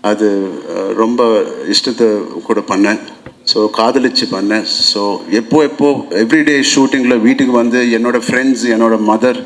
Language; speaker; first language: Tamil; non-native, learner; Telugu